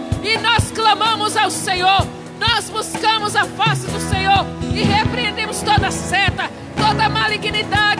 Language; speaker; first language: Portuguese; native; Portuguese